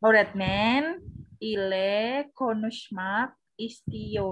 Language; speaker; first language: Turkish; non-native, learner; Indonesian